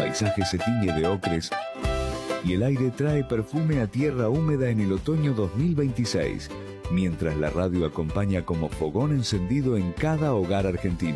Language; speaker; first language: Spanish; native; Spanish